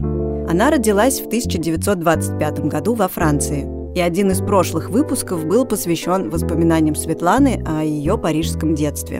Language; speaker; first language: Russian; native; Russian